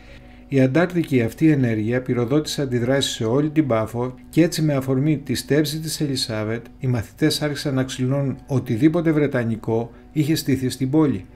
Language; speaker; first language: Greek; native; Greek